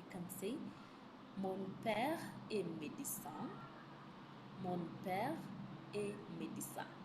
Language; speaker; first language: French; non-native, fluent; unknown